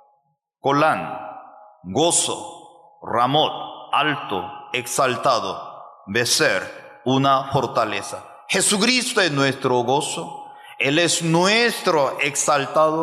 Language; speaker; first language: Spanish; non-native, fluent; Korean